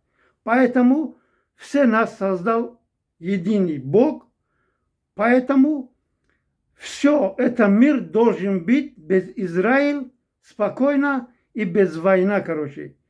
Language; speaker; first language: Russian; non-native, fluent; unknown